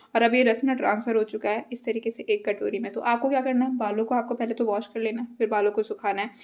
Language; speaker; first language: Hindi; native; Hindi